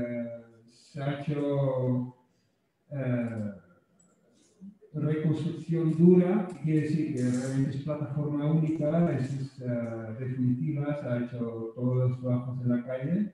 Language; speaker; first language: Spanish; non-native, fluent; Dutch